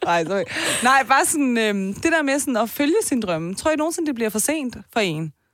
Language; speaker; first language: Danish; early bilingual, other home language; Persian